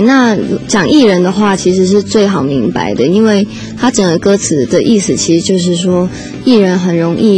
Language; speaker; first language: Chinese; native; Chinese